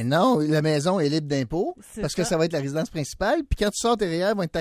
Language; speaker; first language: French; native; French